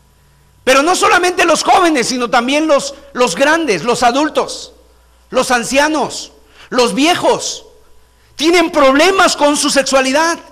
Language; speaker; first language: Spanish; native; Spanish